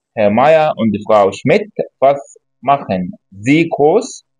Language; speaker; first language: German; non-native, fluent; Arabic